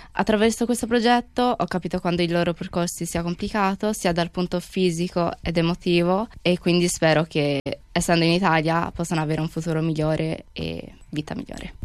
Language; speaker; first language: Italian; early bilingual, other home language; Albanian